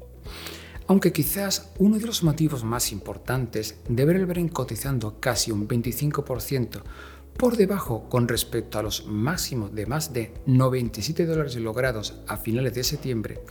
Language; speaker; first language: Spanish; native; Spanish